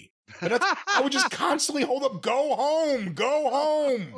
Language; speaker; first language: English; native; English